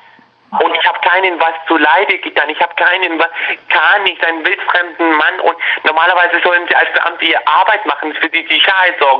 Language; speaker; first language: German; early bilingual, other home language; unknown